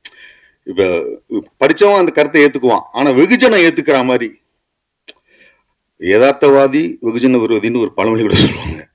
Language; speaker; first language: Tamil; native; Tamil